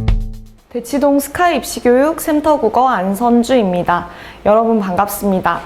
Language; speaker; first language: Korean; native; Korean